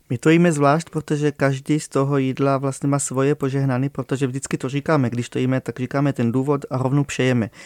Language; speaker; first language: Czech; non-native, fluent; Hebrew